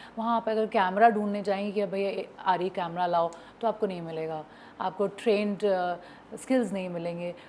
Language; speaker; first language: Hindi; native; Hindi